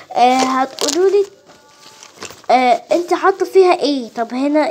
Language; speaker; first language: Arabic; native; Arabic